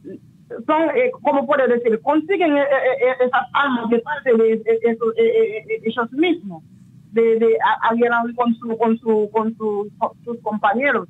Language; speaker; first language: Spanish; non-native, local second language; Haitian Creole